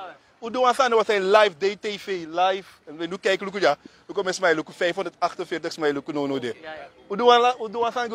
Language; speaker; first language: Dutch; native; Dutch